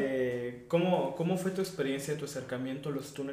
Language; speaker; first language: Spanish; native; Spanish